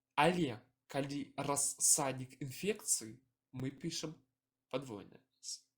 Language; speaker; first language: Belarusian; native; Belarusian